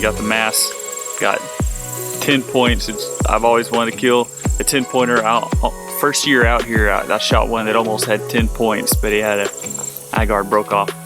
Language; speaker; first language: English; native; English